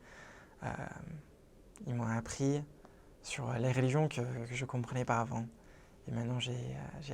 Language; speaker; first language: French; non-native, fluent; English